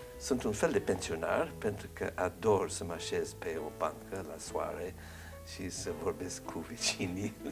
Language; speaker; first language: Romanian; early bilingual, heritage; English